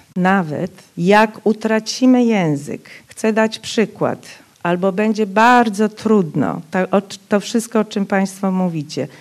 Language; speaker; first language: Polish; non-native, local second language; Rusyn